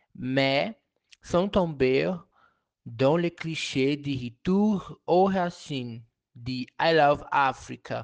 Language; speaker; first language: French; non-native, learner; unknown